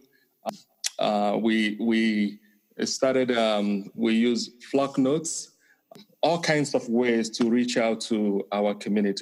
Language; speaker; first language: English; non-native, local second language; Igbo